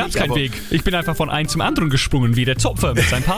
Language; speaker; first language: German; non-native, fluent; English